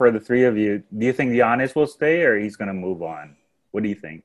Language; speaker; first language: English; native; English